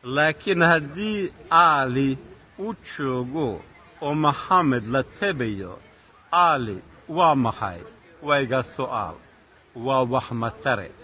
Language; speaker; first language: Somali; non-native, fluent; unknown